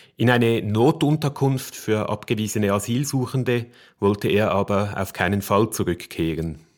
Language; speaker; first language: German; native; German